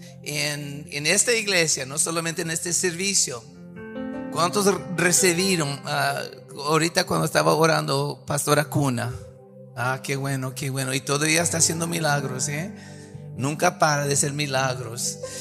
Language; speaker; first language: Spanish; early bilingual, heritage; Spanish